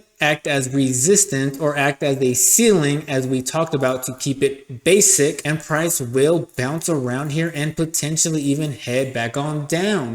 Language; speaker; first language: English; native; English